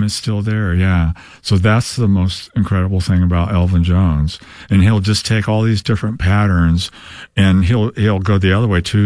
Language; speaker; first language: English; native; English